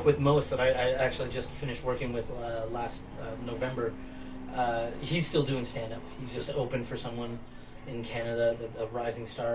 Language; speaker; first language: English; native; English